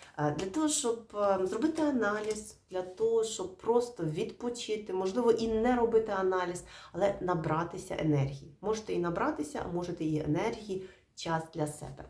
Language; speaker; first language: Ukrainian; native; Ukrainian